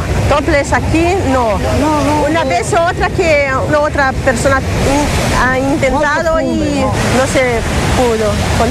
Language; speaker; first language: Spanish; non-native, learner; Portuguese